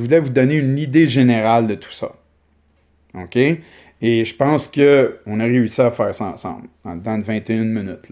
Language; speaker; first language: French; native; French